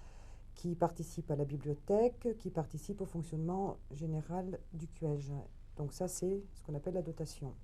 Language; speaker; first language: French; native; French